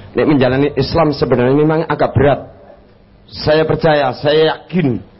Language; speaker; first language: Indonesian; non-native, local second language; Javanese